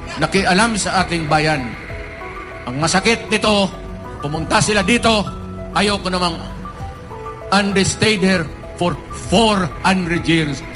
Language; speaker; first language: Filipino; non-native, local second language; Cebuano